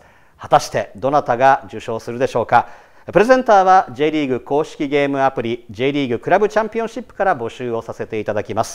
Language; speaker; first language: Japanese; native; Japanese